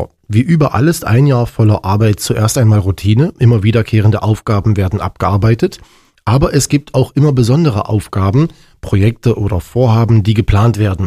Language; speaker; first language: German; native; German